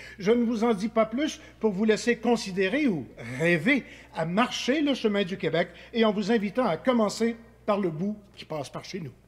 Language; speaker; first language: French; native; French